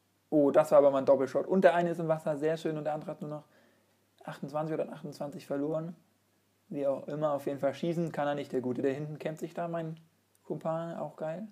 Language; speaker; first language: German; native; German